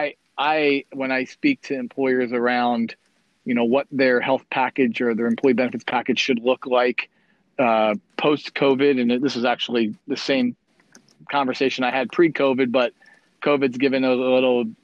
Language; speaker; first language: English; native; English